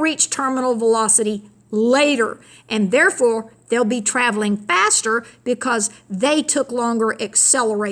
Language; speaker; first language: English; native; English